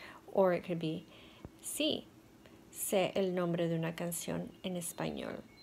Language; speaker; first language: Spanish; non-native, fluent; English